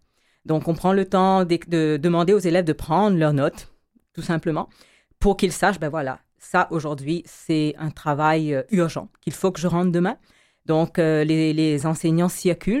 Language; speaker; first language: French; native; French